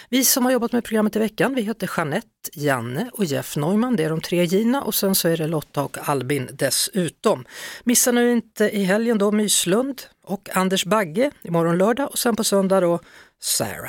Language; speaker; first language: Swedish; native; Swedish